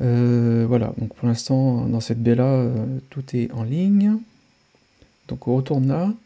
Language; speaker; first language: French; native; French